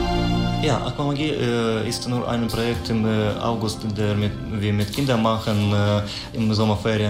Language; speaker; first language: German; non-native, learner; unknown